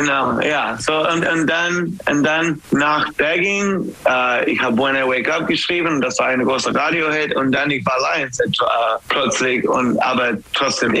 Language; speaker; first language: German; non-native, learner; English